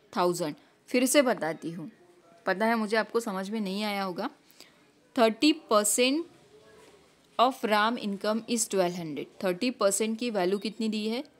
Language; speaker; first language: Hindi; non-native, local second language; Marathi